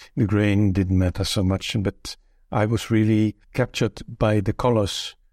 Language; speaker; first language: English; non-native, fluent; Dutch